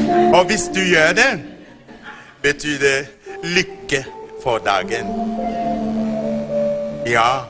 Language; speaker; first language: Norwegian; non-native, fluent; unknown